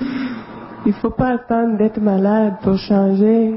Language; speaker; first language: French; non-native, local second language; English